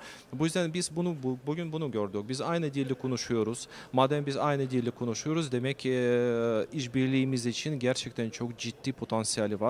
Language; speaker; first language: Turkish; non-native, fluent; Russian